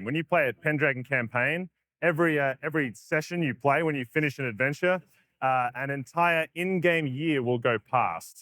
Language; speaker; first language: English; native; English